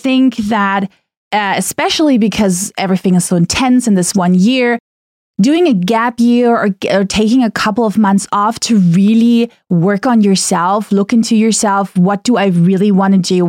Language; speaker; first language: English; non-native, fluent; German